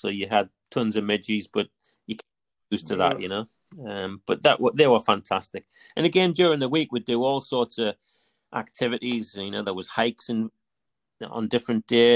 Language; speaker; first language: English; native; English